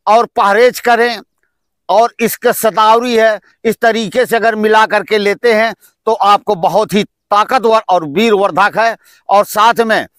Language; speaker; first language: Hindi; native; Hindi